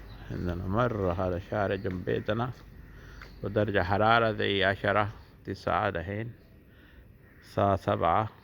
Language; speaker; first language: Arabic; non-native, learner; Urdu